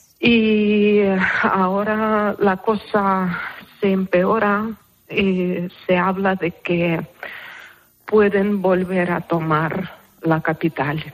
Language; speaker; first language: Spanish; non-native, fluent; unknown